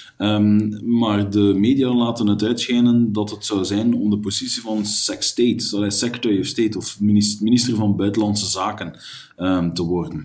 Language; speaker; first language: Dutch; native; Dutch